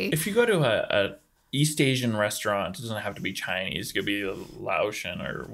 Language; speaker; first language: English; native; English